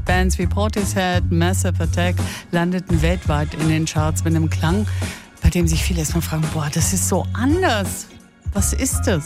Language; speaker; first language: German; native; German